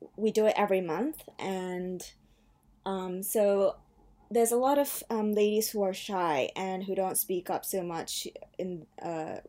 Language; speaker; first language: English; early bilingual, other home language; Japanese